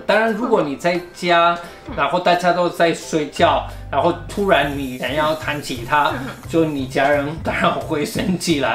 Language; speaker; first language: Chinese; non-native, fluent; Spanish